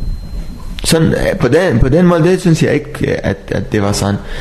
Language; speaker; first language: Danish; non-native, learner; Arabic